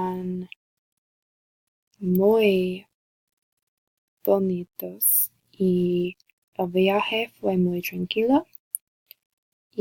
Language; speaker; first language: Spanish; non-native, learner; English